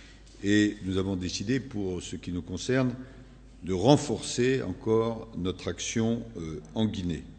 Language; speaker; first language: French; native; French